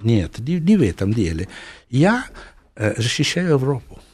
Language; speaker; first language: Russian; non-native, fluent; Italian